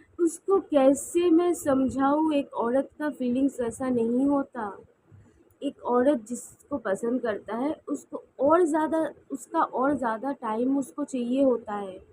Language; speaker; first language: Hindi; non-native, local second language; Bangla